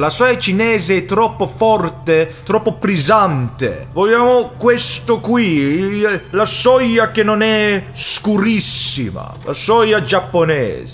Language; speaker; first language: Italian; non-native, learner; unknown